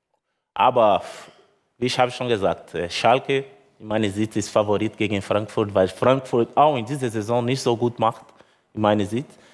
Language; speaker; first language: German; non-native, learner; Portuguese